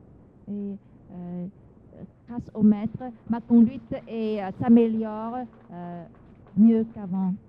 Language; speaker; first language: French; non-native, fluent; Vietnamese